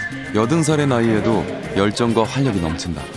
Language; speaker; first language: Korean; native; Korean